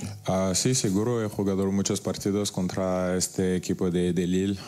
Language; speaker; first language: Spanish; non-native, fluent; French